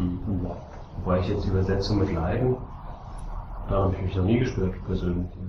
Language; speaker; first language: German; native; German